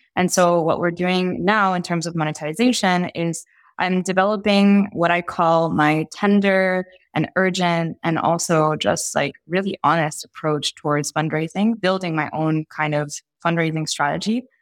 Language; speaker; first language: English; early bilingual, heritage; Italian